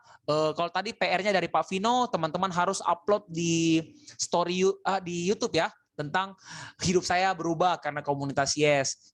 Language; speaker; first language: Indonesian; native; Indonesian